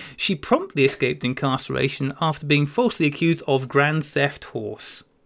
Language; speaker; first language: English; native; English